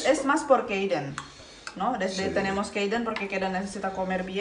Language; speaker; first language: Spanish; non-native, learner; Indonesian